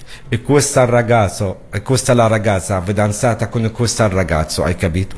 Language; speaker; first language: Italian; non-native, learner; Arabic